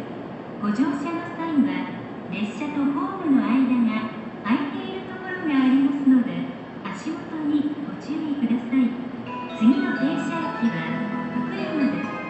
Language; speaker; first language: Japanese; native; Japanese